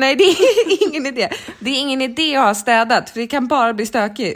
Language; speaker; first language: Swedish; native; Swedish